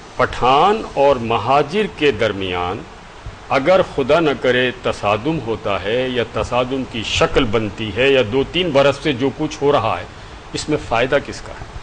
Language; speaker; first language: Urdu; native; Urdu